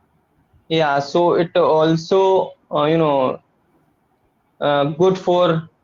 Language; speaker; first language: English; non-native, learner; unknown